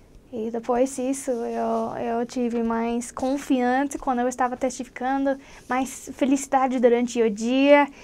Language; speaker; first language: Portuguese; non-native, fluent; English